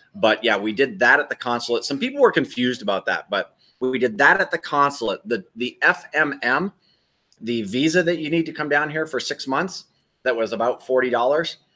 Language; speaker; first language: English; native; English